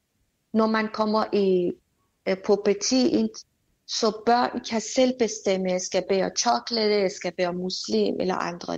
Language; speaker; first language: Danish; non-native, fluent; Persian